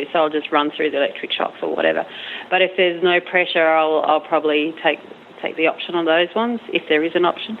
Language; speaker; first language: English; native; English